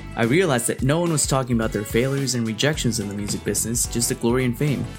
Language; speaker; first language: English; early bilingual, other home language; Spanish